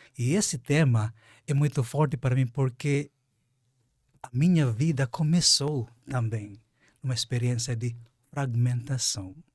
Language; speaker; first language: Portuguese; non-native, fluent; Filipino